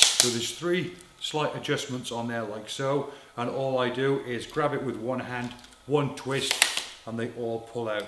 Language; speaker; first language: English; native; English